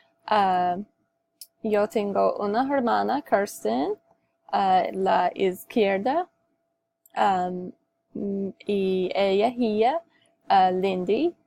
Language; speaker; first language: Spanish; non-native, learner; English